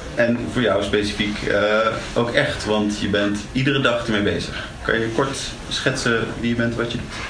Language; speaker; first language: Dutch; native; Dutch